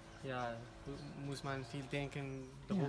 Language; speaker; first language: German; non-native, learner; Kurdish